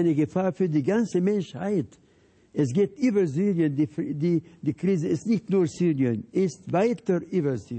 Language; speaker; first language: German; non-native, fluent; Arabic